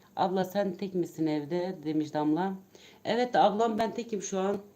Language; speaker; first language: Turkish; native; Turkish